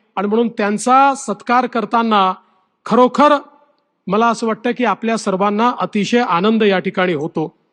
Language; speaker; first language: Marathi; native; Marathi